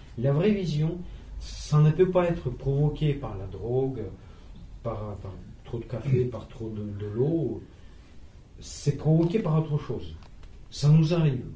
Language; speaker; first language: French; non-native, fluent; Russian